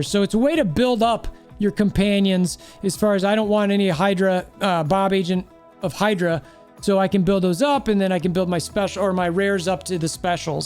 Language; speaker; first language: English; native; English